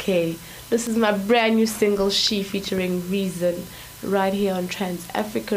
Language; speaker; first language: English; non-native, local second language; Zulu